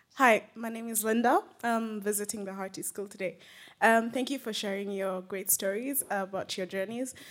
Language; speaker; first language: English; non-native, fluent; Arabic